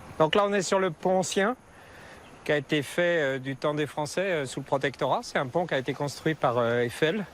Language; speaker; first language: French; native; French